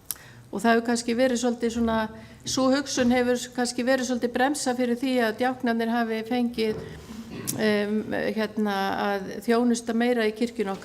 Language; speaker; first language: Icelandic; native; Icelandic